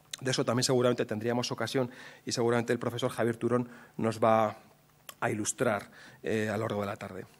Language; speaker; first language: Spanish; native; Spanish